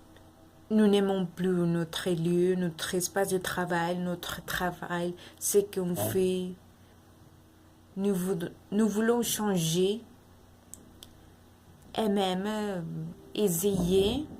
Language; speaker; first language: French; non-native, learner; Spanish